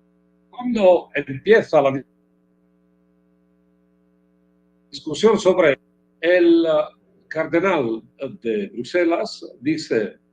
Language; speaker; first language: Spanish; non-native, fluent; Italian